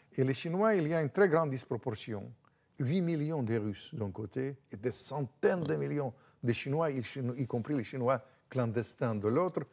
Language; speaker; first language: French; non-native, fluent; Russian